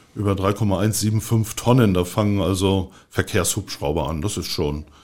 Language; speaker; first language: German; native; German